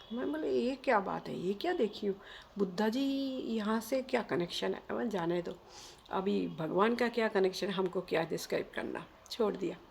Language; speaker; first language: Hindi; non-native, local second language; Bangla